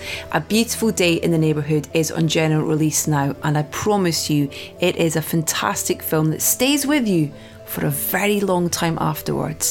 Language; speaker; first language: English; native; English